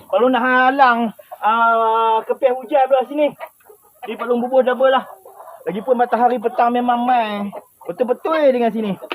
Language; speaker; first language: Malay; native; Malay